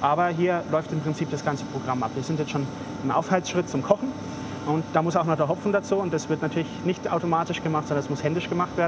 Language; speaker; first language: German; native; German